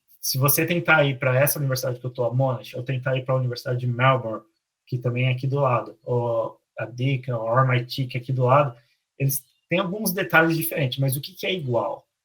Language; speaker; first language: Portuguese; native; Portuguese